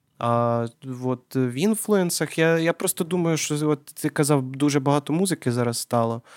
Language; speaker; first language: Ukrainian; non-native, local second language; Russian